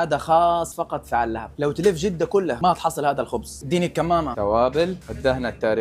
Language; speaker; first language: Arabic; native; Arabic